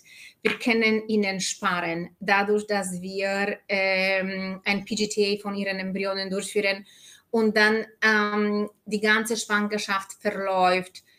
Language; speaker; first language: German; non-native, fluent; Polish